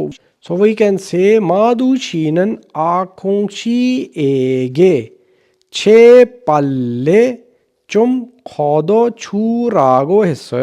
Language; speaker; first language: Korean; non-native, fluent; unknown